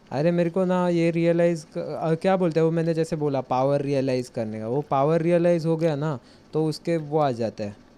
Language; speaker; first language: Hindi; non-native, local second language; Marathi